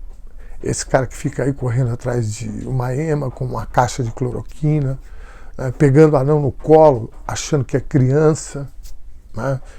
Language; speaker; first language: Portuguese; native; Portuguese